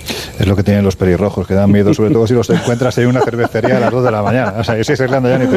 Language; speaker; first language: Spanish; native; Spanish